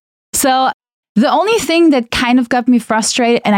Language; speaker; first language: English; non-native, fluent; German